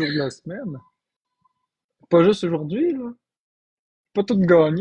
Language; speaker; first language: French; native; French